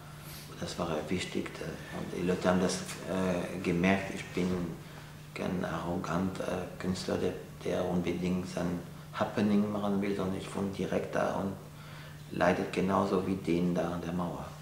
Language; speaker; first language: German; non-native, fluent; French